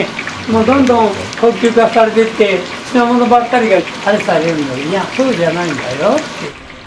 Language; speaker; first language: Japanese; native; Japanese